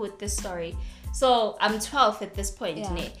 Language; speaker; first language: English; non-native, local second language; Zulu